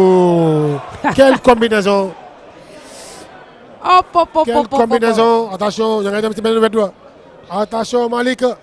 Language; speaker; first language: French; non-native, local second language; Wolof